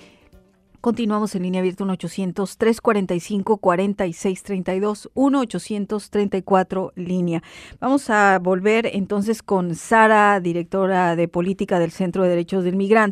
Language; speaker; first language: Spanish; native; Spanish